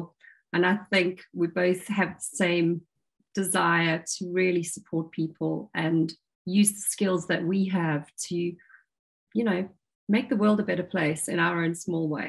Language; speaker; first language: English; native; English